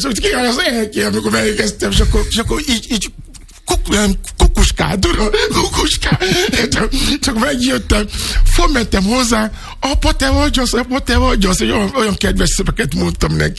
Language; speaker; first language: Hungarian; non-native, learner; Yoruba